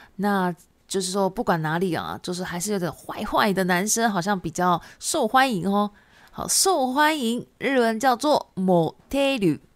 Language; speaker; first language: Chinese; non-native, fluent; Japanese